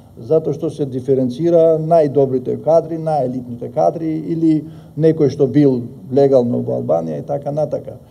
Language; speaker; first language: Macedonian; non-native, local second language; Albanian